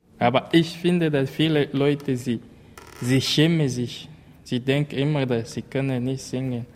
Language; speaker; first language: German; non-native, learner; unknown